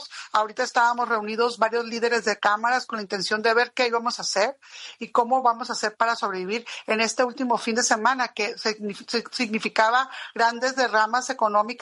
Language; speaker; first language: Spanish; native; Spanish